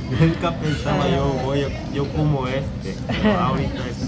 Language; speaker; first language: Spanish; non-native, learner; Korean